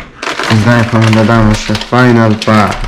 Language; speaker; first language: Slovenian; early bilingual, other home language; Polish